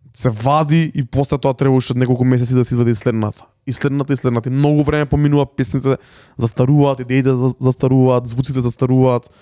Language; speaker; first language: Macedonian; native; Macedonian